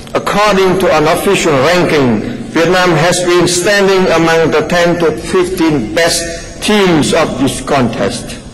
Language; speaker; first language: English; non-native, fluent; Vietnamese